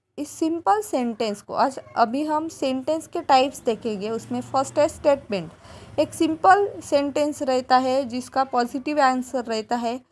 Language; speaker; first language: Hindi; non-native, local second language; Marathi